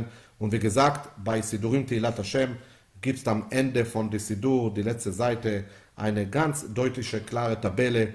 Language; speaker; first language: German; non-native, fluent; Yiddish